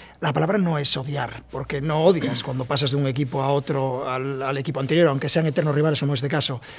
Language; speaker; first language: Spanish; native; Spanish